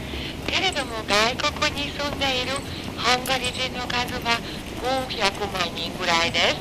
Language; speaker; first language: Japanese; non-native, fluent; Hungarian